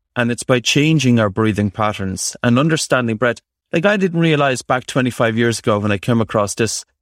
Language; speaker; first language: English; native; English